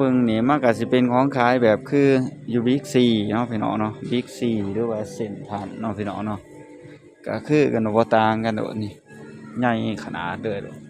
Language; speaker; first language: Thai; non-native, local second language; Lao